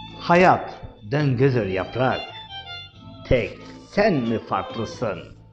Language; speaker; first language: Turkish; native; Turkish